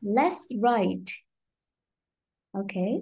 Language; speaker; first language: English; non-native, fluent; Vietnamese